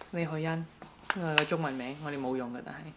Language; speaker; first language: Cantonese; early bilingual, heritage; Cantonese